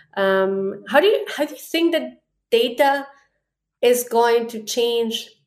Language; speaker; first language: English; non-native, fluent; Spanish